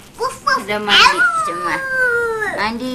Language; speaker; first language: Indonesian; native; Indonesian